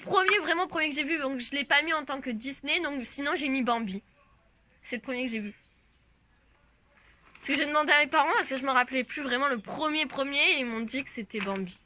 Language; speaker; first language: French; native; French